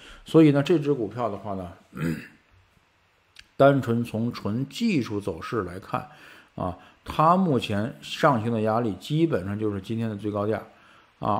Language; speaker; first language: Chinese; native; Chinese